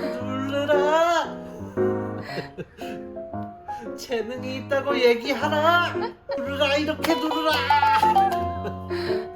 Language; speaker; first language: Korean; native; Korean